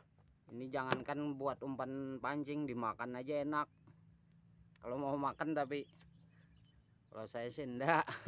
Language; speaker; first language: Indonesian; native; Indonesian